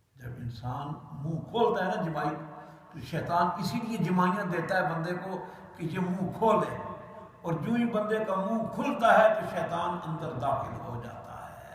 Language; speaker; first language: Urdu; non-native, local second language; Punjabi